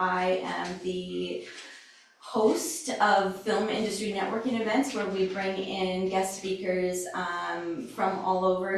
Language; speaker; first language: English; native; English